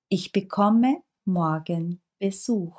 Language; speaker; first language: German; non-native, fluent; Turkish